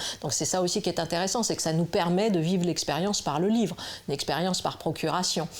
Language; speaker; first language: French; native; French